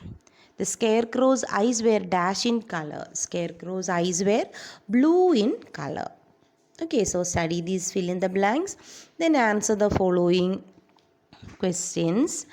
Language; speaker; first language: English; non-native, local second language; Malayalam